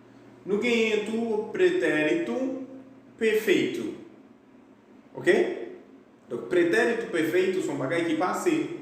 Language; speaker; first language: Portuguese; non-native, fluent; Haitian Creole